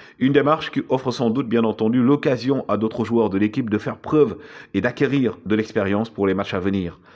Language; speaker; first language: French; non-native, local second language; Wolof